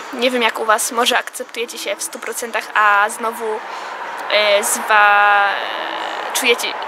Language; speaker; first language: Polish; early bilingual, heritage; Polish